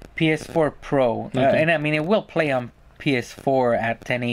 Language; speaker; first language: English; native; English